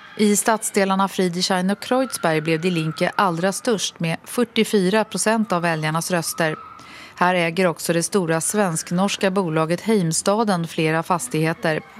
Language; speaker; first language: Swedish; native; Swedish